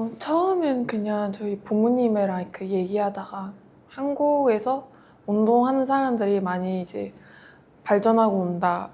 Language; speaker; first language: Korean; non-native, fluent; Mongolian